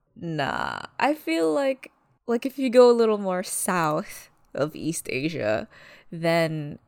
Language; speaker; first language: English; early bilingual, other home language; Malagasy